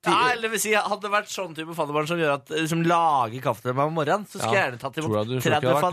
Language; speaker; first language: Norwegian; native; Norwegian